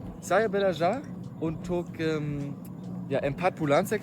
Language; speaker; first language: Indonesian; non-native, learner; German